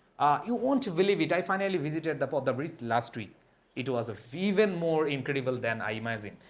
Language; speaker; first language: English; non-native, local second language; Bangla